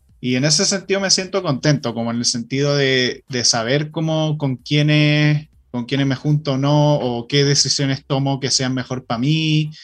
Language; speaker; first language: Spanish; native; Spanish